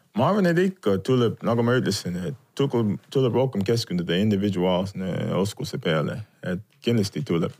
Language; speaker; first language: Estonian; non-native, fluent; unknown